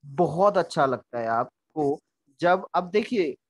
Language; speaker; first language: Hindi; native; Hindi